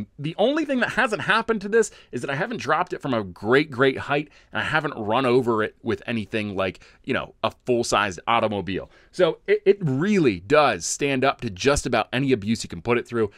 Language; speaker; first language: English; native; English